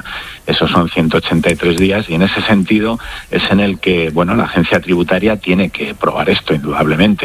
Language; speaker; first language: Spanish; native; Spanish